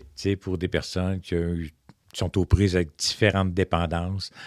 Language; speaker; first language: French; native; French